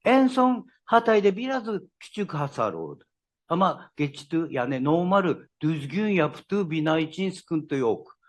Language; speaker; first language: Turkish; non-native, learner; Japanese